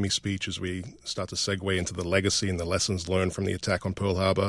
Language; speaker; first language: English; native; English